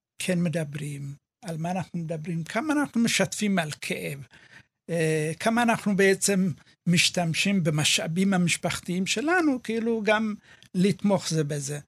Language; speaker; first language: Hebrew; early bilingual, other home language; Amharic